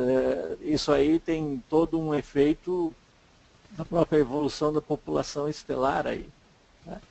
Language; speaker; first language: Portuguese; native; Portuguese